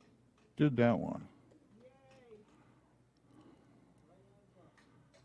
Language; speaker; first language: English; native; English